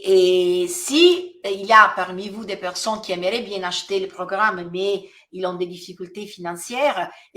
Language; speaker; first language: French; non-native, fluent; Italian